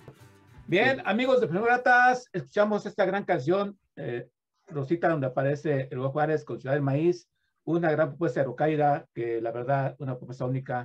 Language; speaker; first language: Spanish; native; Spanish